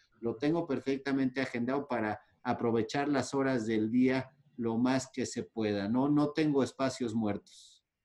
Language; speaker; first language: Spanish; native; Spanish